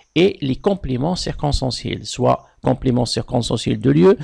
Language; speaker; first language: French; non-native, local second language; Arabic